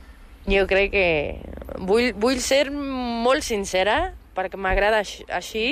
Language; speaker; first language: Catalan; non-native, fluent; Portuguese